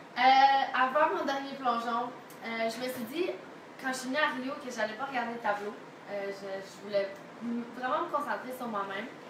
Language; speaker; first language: French; native; French